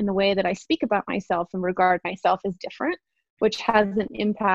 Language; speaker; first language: English; native; English